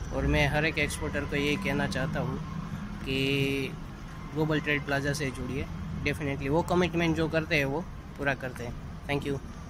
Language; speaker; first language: Hindi; non-native, local second language; Gujarati